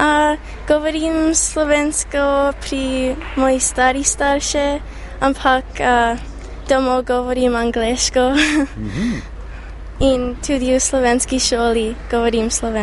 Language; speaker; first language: Slovenian; early bilingual, heritage; English